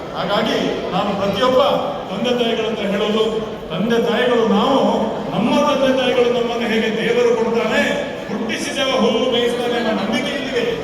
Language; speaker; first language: Kannada; non-native, local second language; Tulu